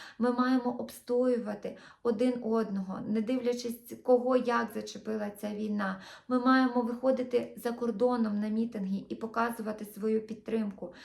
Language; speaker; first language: Ukrainian; non-native, local second language; Russian